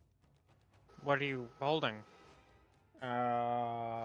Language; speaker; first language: English; native; English